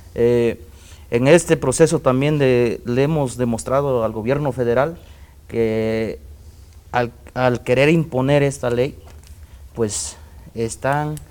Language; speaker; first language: Spanish; non-native, local second language; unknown